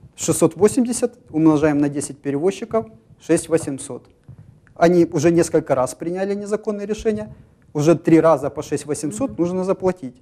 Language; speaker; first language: Russian; native; Russian